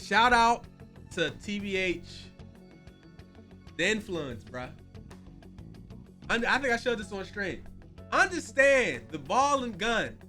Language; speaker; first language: English; native; English